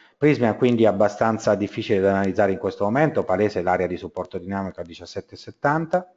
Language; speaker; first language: Italian; native; Italian